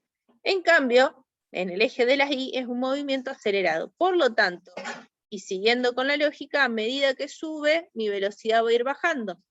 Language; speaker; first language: Spanish; native; Spanish